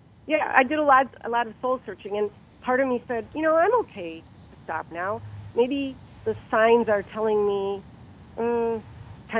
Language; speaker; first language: English; native; English